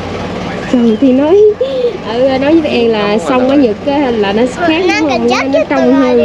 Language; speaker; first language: Vietnamese; native; Vietnamese